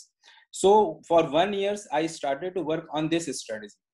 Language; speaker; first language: English; non-native, local second language; Hindi